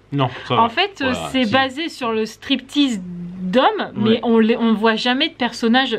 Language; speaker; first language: French; native; French